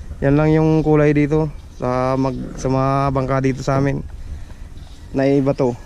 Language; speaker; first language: Filipino; non-native, local second language; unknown